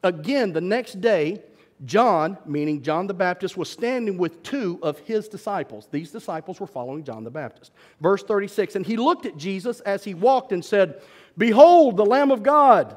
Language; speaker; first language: English; native; English